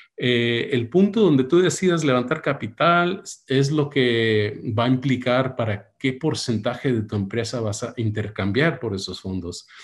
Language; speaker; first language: Spanish; early bilingual, heritage; Spanish